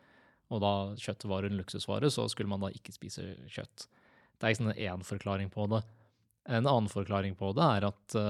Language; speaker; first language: Norwegian; native; Norwegian